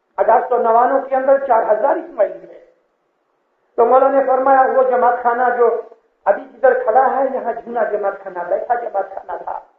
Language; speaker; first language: Urdu; non-native, local second language; Gujarati